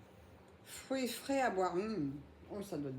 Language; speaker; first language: French; native; French